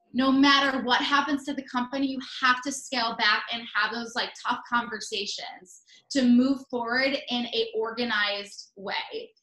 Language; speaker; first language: English; native; English